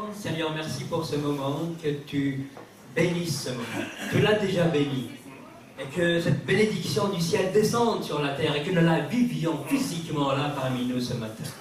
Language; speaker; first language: French; non-native, local second language; Kabyle